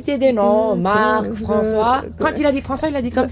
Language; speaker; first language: French; non-native, local second language; Arabic